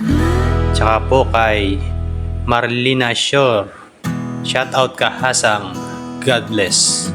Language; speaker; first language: Filipino; native; Filipino